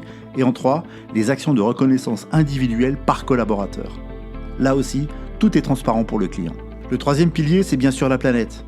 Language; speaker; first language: French; native; French